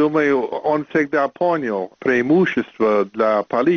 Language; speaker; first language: Russian; non-native, fluent; English